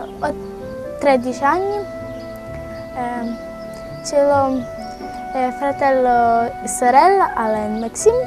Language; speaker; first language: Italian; non-native, learner; Ukrainian